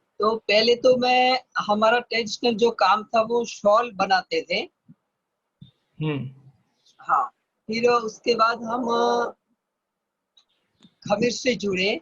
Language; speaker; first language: Hindi; non-native, local second language; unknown